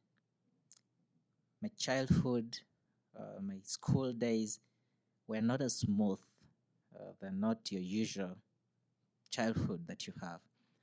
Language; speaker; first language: English; non-native, local second language; Acoli